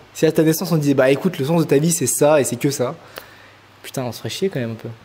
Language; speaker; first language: French; native; French